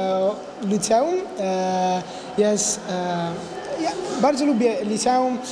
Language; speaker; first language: Polish; non-native, learner; Italian